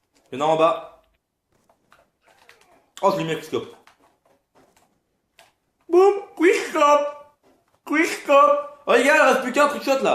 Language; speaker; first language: French; native; French